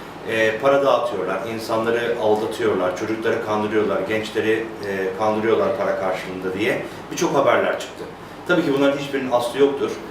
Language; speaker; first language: Turkish; native; Turkish